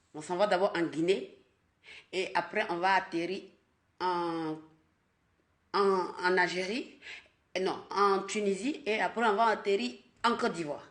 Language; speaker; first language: French; non-native, local second language; Dyula